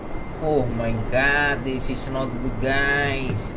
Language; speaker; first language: English; non-native, local second language; Indonesian